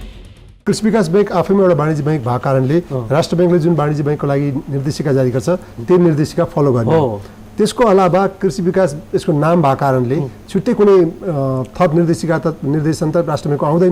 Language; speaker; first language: Nepali; native; Nepali